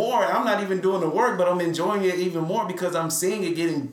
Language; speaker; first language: English; native; English